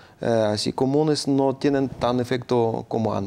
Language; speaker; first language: Spanish; non-native, fluent; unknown